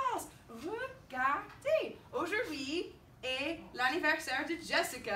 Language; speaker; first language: French; non-native, fluent; English